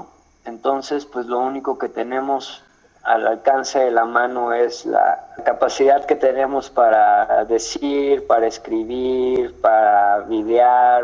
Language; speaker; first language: Spanish; native; Spanish